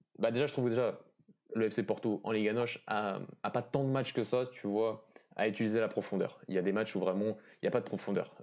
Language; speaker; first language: French; native; French